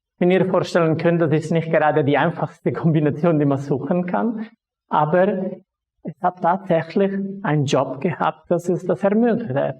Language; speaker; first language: German; non-native, local second language; Italian